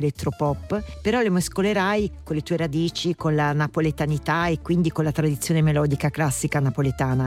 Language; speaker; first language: Italian; native; Italian